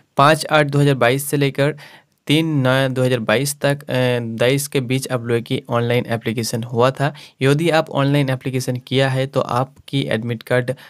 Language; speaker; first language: Hindi; non-native, local second language; Bangla